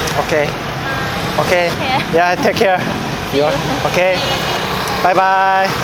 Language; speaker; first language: English; non-native, learner; Korean